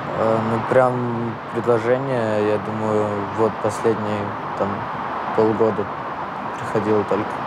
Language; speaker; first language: Russian; early bilingual, other home language; Armenian